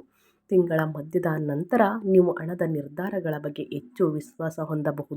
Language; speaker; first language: Kannada; native; Kannada